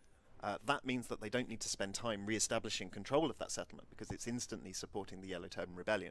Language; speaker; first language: English; native; English